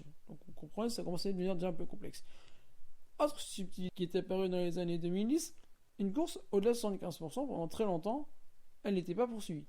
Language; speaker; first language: French; native; French